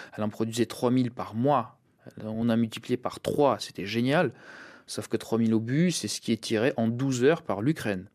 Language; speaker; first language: French; early bilingual, other home language; Russian